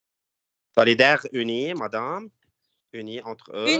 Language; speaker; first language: French; non-native, learner; Arabic